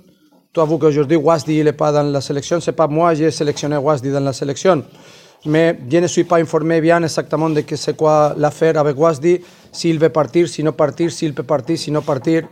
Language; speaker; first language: French; non-native, fluent; Spanish